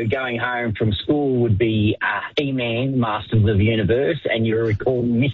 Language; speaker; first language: English; native; English